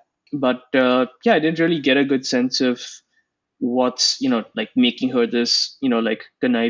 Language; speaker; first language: English; non-native, local second language; Hindi